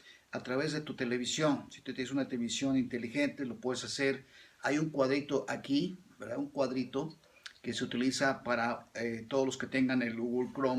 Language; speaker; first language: Spanish; native; Spanish